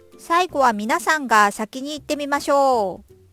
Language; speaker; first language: Japanese; non-native, fluent; Korean